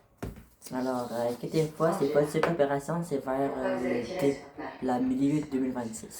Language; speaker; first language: French; native; French